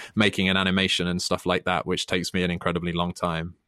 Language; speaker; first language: English; native; English